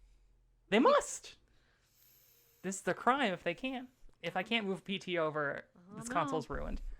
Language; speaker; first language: English; native; English